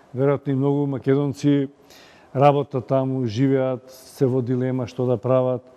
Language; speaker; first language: Macedonian; native; Macedonian